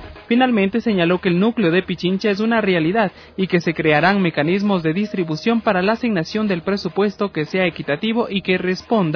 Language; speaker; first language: Spanish; native; Spanish